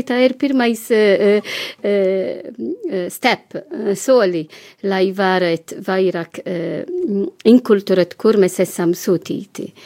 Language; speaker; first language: Latvian; non-native, fluent; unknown